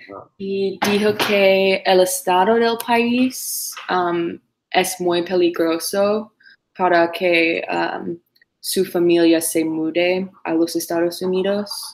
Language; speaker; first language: Spanish; non-native, learner; English